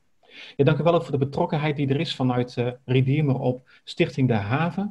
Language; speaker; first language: Dutch; native; Dutch